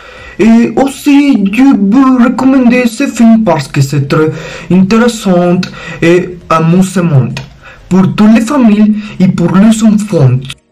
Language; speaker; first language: French; non-native, learner; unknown